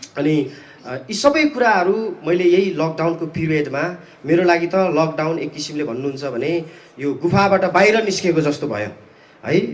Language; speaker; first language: Nepali; non-native, local second language; Eastern Tamang